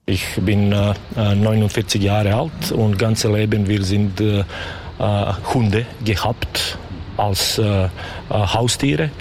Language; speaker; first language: German; non-native, learner; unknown